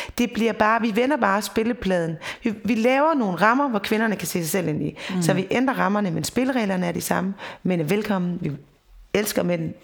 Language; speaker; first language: Danish; native; Danish